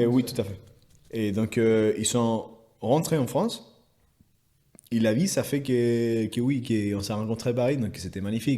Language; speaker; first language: French; non-native, fluent; Spanish